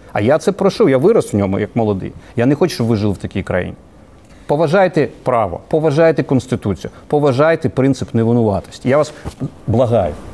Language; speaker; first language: Ukrainian; native; Ukrainian